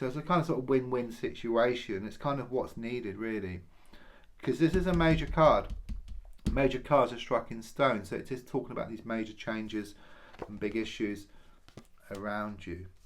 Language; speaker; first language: English; native; English